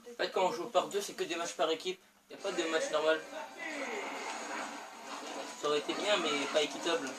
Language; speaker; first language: French; native; French